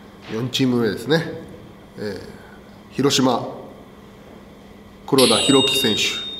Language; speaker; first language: Japanese; native; Japanese